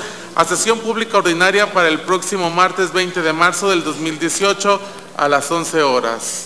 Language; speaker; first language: Spanish; native; Spanish